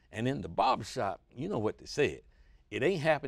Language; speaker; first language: English; native; English